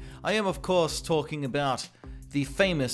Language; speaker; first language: English; native; English